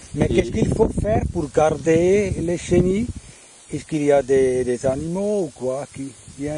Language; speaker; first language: French; non-native, fluent; German